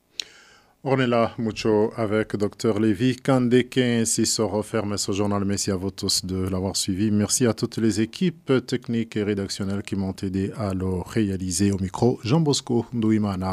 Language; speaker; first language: French; non-native, local second language; Rundi